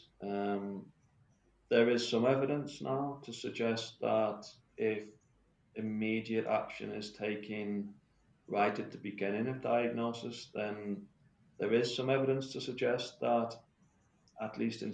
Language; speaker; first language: English; native; English